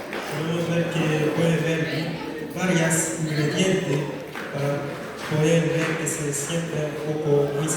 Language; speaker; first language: Spanish; non-native, fluent; Haitian Creole